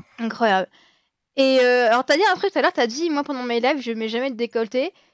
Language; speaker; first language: French; native; French